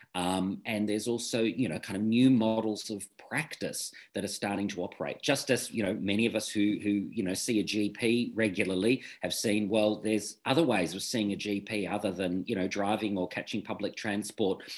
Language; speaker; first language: English; native; English